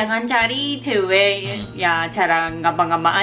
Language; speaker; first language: Indonesian; non-native, learner; Japanese